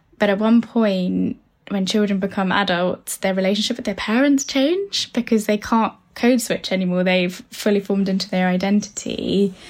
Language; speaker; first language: English; early bilingual, other home language; Tamil